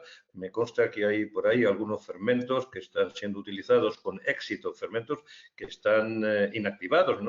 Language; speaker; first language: Spanish; native; Spanish